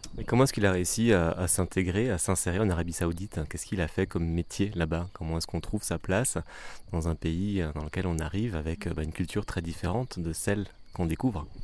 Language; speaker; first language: French; native; French